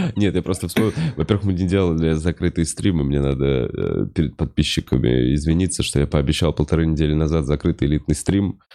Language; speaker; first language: Russian; native; Russian